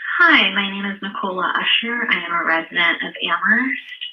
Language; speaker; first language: English; native; English